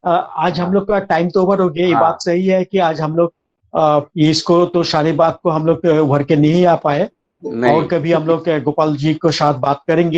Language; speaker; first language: Hindi; native; Hindi